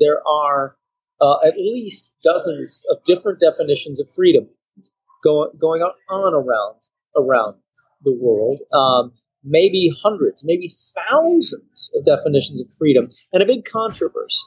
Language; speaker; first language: English; native; English